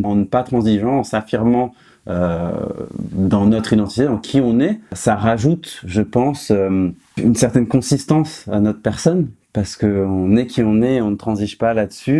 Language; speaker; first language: French; native; French